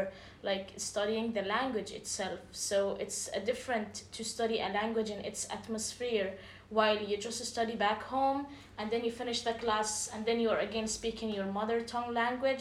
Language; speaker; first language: English; non-native, fluent; Arabic